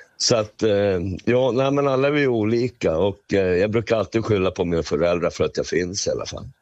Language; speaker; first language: Swedish; native; Swedish